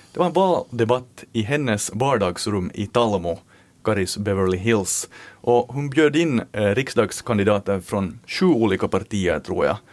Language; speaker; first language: Swedish; native; Swedish